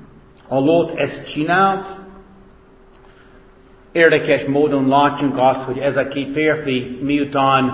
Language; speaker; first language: Hungarian; non-native, fluent; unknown